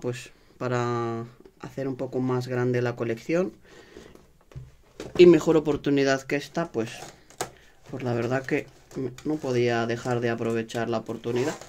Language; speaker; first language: Spanish; native; Spanish